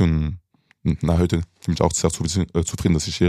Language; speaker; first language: German; non-native, local second language; French